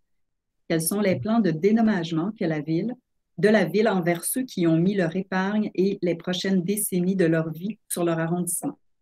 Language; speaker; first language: French; native; French